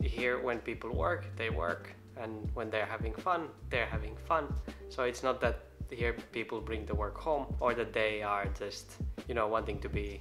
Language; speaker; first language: English; non-native, fluent; Finnish